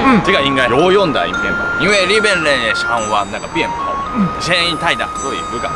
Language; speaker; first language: Chinese; non-native, fluent; Japanese